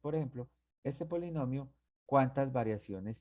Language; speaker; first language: Spanish; native; Spanish